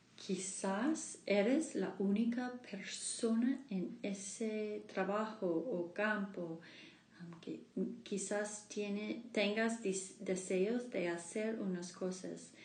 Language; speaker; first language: Spanish; non-native, learner; English